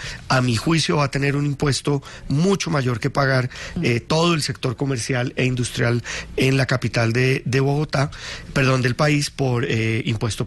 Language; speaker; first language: Spanish; native; Spanish